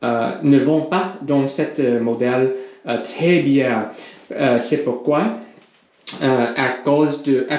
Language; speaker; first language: French; non-native, learner; English